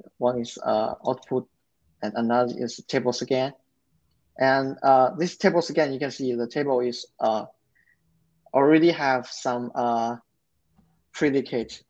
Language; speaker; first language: English; non-native, learner; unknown